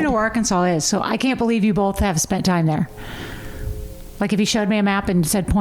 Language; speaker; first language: English; native; English